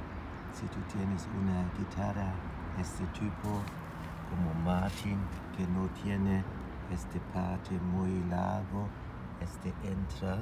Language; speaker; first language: Spanish; non-native, fluent; German